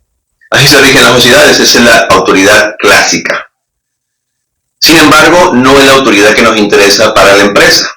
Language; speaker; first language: Spanish; native; Spanish